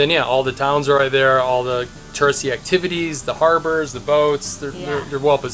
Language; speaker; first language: English; native; English